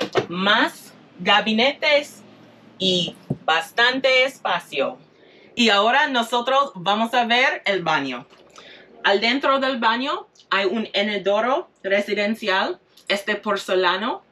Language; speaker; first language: Spanish; non-native, fluent; English